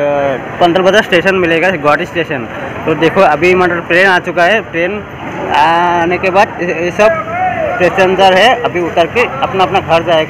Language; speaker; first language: Hindi; non-native, local second language; Assamese